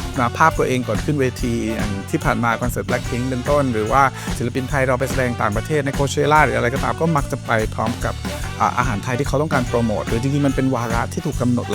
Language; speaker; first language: Thai; native; Thai